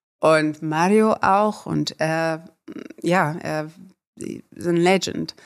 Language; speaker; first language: German; non-native, fluent; Afrikaans